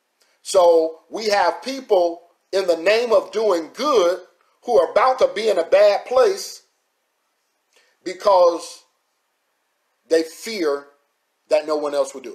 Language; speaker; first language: English; native; English